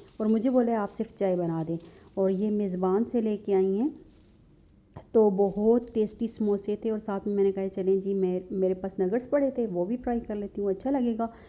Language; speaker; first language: Urdu; non-native, local second language; Punjabi